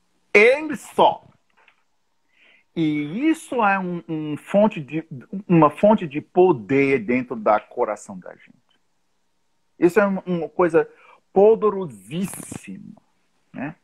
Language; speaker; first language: Portuguese; non-native, fluent; English